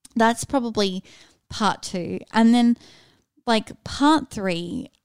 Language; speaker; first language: English; native; English